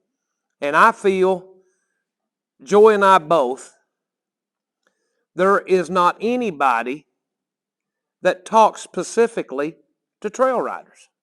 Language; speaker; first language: English; native; English